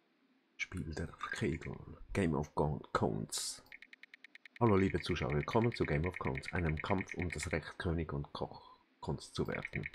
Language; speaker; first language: German; native; German